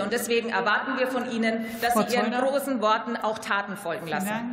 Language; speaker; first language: German; native; German